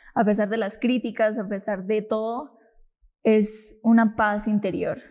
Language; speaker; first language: Spanish; native; Spanish